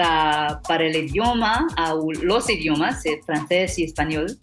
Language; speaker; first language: Spanish; non-native, fluent; English